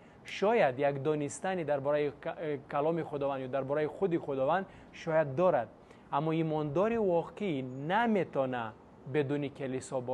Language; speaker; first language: Persian; non-native, fluent; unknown